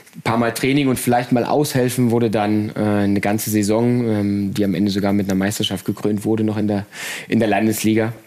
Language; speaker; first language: German; native; German